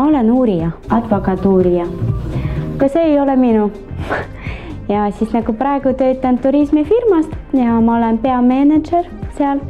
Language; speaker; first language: Estonian; non-native, learner; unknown